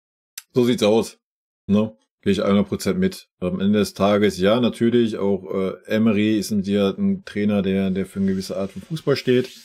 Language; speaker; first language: German; native; German